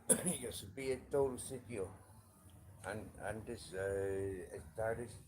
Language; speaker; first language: Spanish; non-native, learner; English